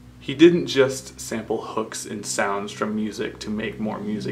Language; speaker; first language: English; native; English